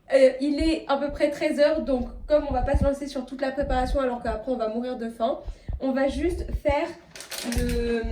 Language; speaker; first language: French; native; French